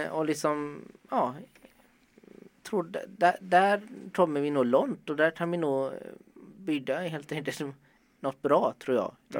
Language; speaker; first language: Swedish; native; Swedish